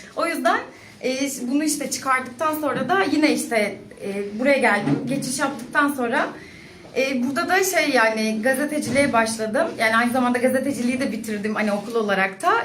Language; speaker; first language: Turkish; native; Turkish